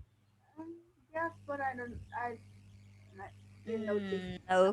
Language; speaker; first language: English; non-native, learner; Vietnamese